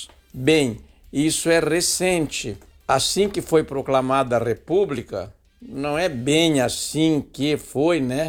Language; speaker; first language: Portuguese; native; Portuguese